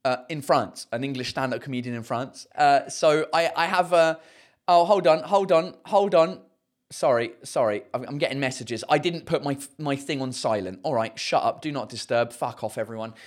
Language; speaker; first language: English; native; English